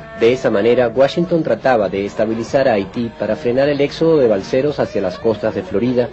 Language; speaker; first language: Spanish; native; Spanish